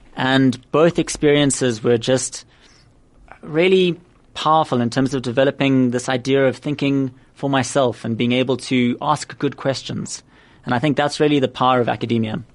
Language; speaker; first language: English; native; English